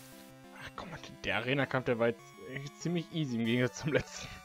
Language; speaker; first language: German; native; German